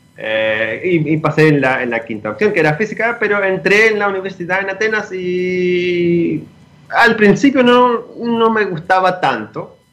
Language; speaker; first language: Spanish; non-native, fluent; Greek